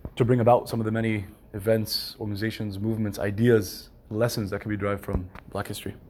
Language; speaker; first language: English; native; English